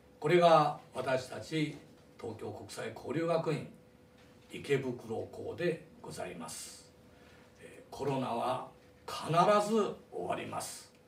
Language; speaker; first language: Japanese; native; Japanese